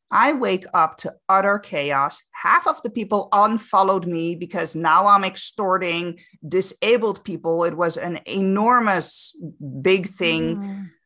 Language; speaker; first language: English; non-native, fluent; Dutch